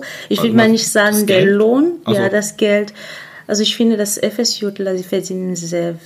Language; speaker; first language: German; non-native, fluent; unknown